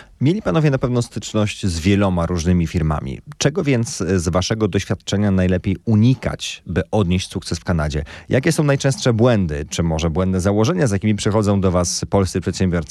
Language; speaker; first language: Polish; native; Polish